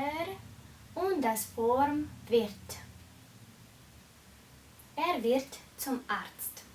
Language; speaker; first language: German; non-native, fluent; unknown